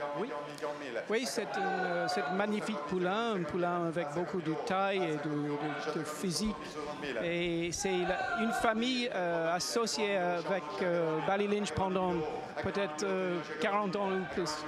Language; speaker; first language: French; non-native, learner; English